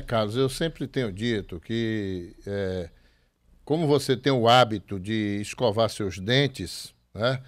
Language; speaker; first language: Portuguese; native; Portuguese